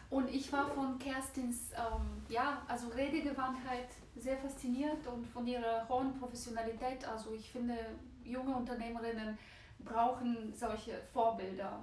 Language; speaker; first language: German; non-native, fluent; Bulgarian